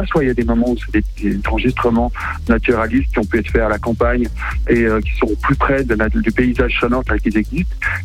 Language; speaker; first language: French; native; French